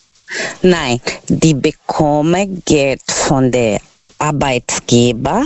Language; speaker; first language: German; non-native, learner; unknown